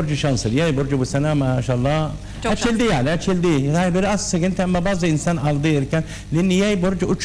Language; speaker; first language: Turkish; non-native, learner; Arabic